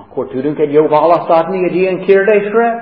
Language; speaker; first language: Hungarian; non-native, fluent; English